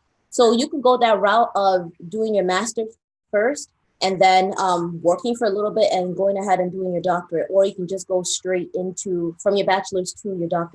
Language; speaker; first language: English; early bilingual, other home language; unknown